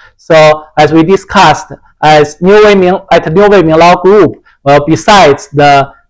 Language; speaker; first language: English; non-native, fluent; Chinese